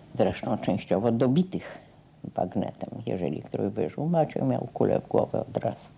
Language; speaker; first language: Polish; native; Polish